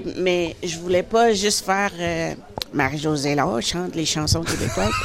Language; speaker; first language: French; early bilingual, other home language; Haitian Creole